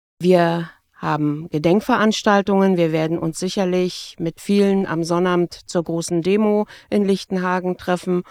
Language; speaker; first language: German; native; German